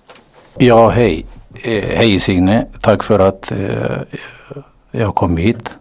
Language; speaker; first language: Swedish; early bilingual, other home language; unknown